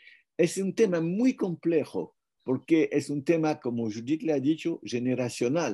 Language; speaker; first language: Spanish; non-native, fluent; French